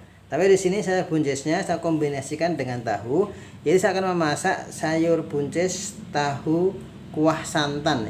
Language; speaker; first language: Indonesian; native; Indonesian